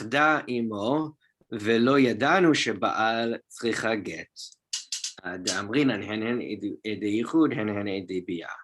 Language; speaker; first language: Hebrew; non-native, fluent; English